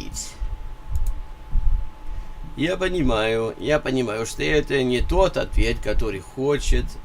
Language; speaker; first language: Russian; non-native, learner; English